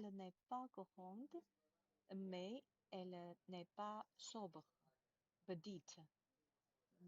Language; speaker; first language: French; non-native, learner; Chinese